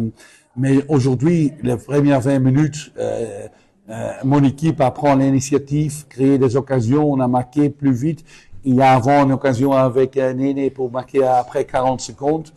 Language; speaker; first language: French; non-native, fluent; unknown